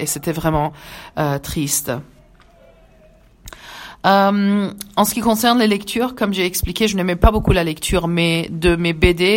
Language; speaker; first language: French; early bilingual, other home language; Persian